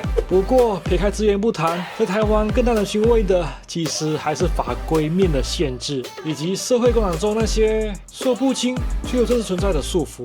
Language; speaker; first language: Chinese; native; Chinese